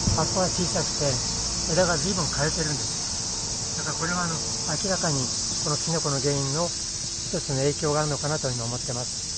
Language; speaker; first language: Japanese; native; Japanese